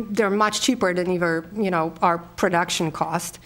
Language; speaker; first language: English; non-native, fluent; Polish